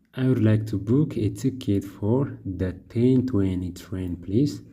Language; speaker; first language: English; non-native, local second language; Amharic